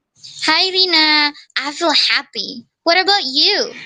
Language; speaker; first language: English; non-native, learner; Indonesian